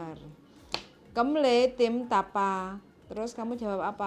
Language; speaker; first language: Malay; non-native, local second language; Javanese